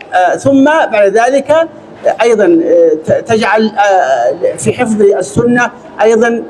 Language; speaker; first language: Arabic; native; Arabic